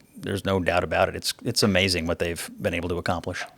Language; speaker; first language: English; native; English